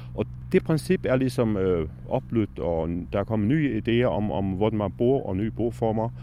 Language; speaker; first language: Danish; native; Danish